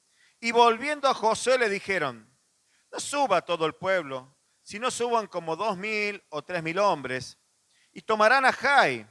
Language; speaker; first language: Spanish; native; Spanish